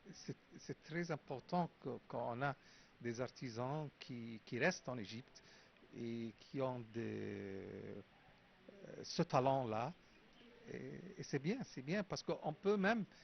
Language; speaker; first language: French; non-native, fluent; Arabic